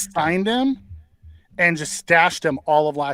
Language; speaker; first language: English; native; English